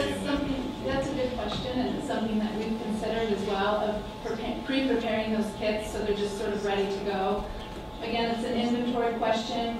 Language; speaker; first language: English; native; English